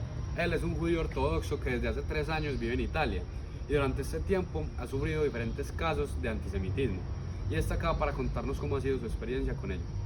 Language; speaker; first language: Spanish; native; Spanish